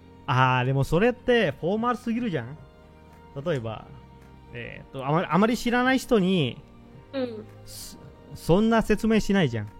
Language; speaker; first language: Japanese; non-native, fluent; Indonesian